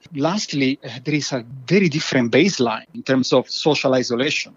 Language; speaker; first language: English; non-native, fluent; Italian